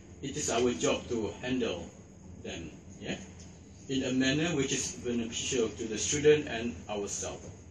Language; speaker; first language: English; non-native, local second language; Malay